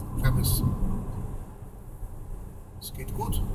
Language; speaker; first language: German; non-native, learner; Greek